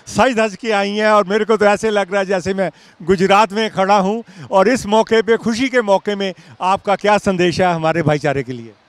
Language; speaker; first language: Hindi; non-native, local second language; Punjabi